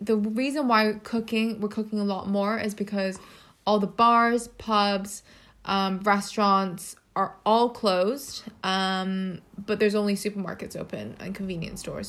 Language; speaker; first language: English; non-native, local second language; Cantonese